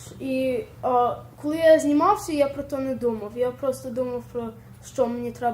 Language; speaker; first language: Ukrainian; early bilingual, heritage; Ukrainian